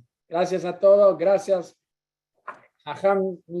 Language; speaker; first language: Spanish; native; Spanish